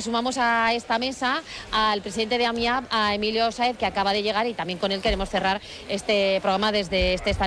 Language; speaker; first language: Spanish; native; Spanish